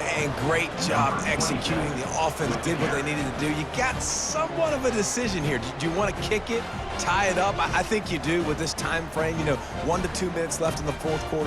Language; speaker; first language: English; native; English